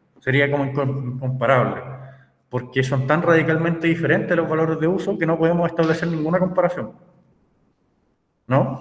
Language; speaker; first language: Spanish; native; Spanish